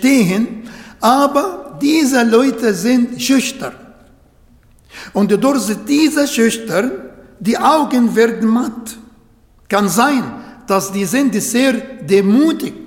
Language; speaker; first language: German; non-native, fluent; Arabic